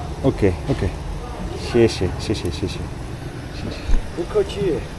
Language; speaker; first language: Chinese; non-native, learner; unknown